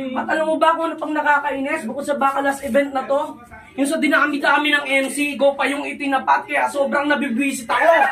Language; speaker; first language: Filipino; native; Filipino